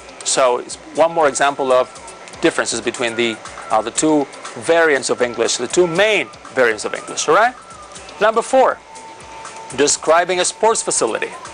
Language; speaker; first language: English; non-native, fluent; Spanish